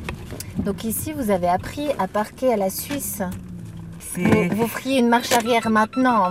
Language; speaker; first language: French; native; French